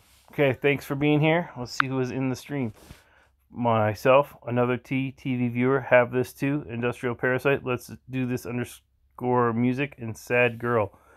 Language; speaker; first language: English; native; English